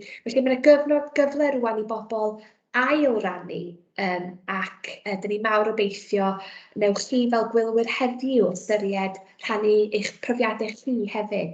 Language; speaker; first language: Welsh; native; Welsh